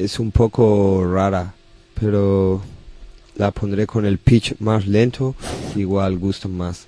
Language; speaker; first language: Spanish; non-native, learner; English